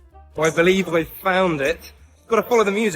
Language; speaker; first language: English; native; English